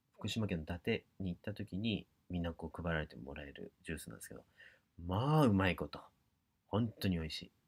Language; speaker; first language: Japanese; native; Japanese